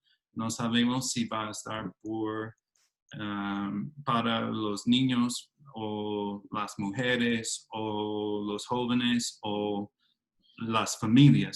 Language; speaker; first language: Spanish; non-native, fluent; English